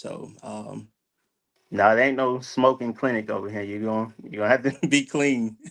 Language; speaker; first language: English; native; English